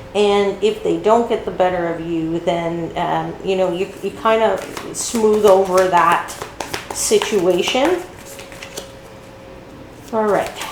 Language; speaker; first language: English; native; English